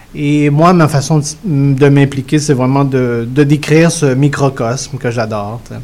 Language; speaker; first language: French; early bilingual, other home language; Spanish